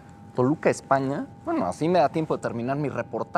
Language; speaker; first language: Spanish; native; Spanish